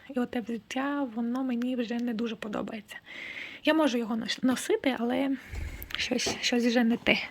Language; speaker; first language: Ukrainian; non-native, local second language; Russian